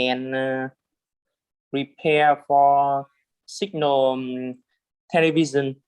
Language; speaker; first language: English; non-native, learner; Vietnamese